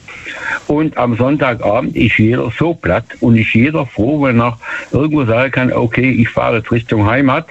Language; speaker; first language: German; native; German